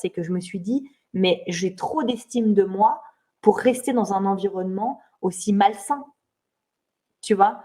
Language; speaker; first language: French; native; French